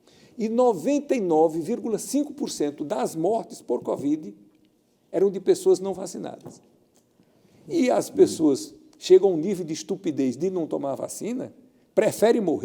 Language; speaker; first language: Portuguese; native; Portuguese